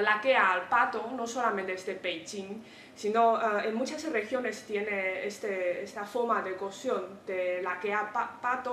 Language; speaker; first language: Spanish; non-native, fluent; Chinese